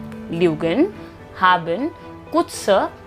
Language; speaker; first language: German; non-native, fluent; Hindi